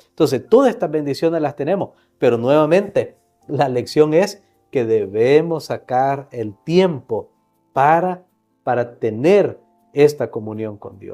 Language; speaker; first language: Spanish; native; Spanish